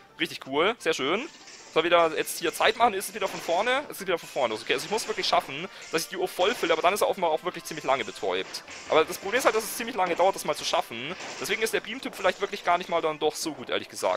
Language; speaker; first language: German; native; German